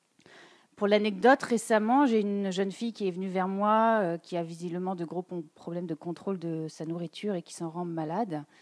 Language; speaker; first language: French; native; French